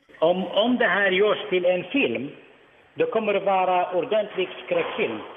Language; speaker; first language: Swedish; non-native, learner; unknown